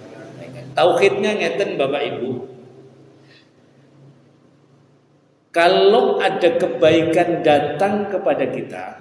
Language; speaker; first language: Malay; non-native, local second language; Javanese